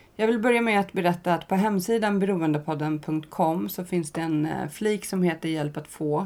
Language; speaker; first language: Swedish; native; Swedish